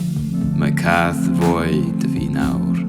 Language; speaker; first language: Welsh; non-native, learner; English